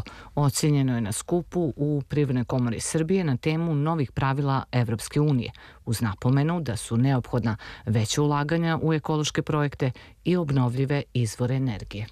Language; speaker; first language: Serbian; native; Serbian